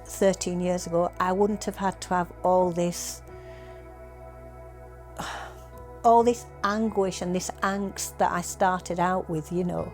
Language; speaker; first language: English; native; English